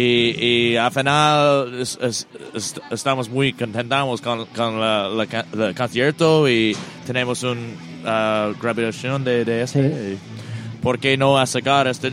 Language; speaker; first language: Spanish; non-native, learner; English